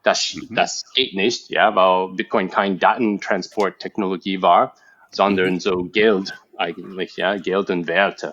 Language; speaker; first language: German; non-native, fluent; English